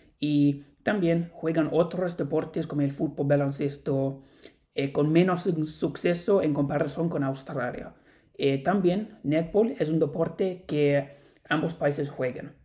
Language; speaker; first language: Spanish; non-native, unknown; English